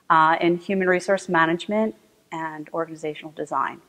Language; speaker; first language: English; native; English